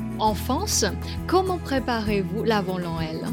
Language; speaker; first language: French; non-native, fluent; Chinese